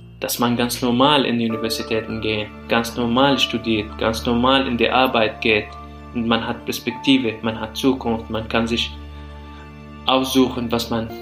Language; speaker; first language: German; non-native, fluent; Arabic